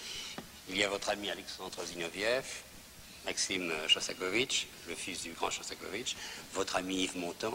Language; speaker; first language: French; native; French